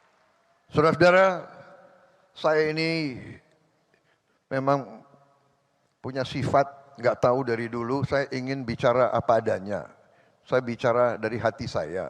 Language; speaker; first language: Indonesian; native; Indonesian